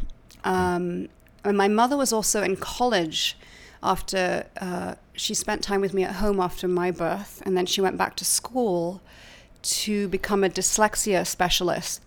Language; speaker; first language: English; native; English